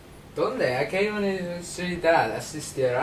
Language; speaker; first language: Spanish; non-native, learner; English